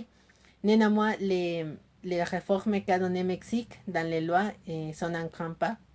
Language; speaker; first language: French; non-native, learner; Spanish